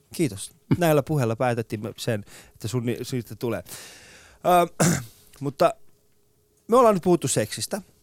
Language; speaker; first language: Finnish; early bilingual, other home language; Persian